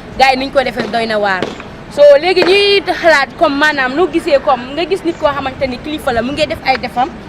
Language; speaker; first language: Wolof; native; Wolof